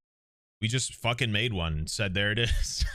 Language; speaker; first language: English; native; English